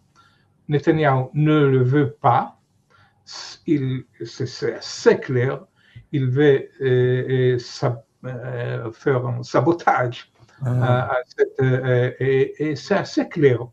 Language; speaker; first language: French; non-native, fluent; Hebrew